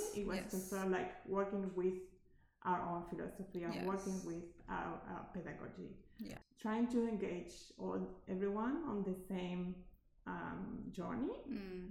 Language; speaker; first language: English; non-native, fluent; Spanish